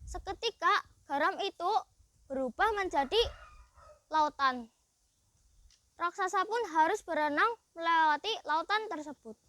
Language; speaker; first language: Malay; non-native, local second language; Javanese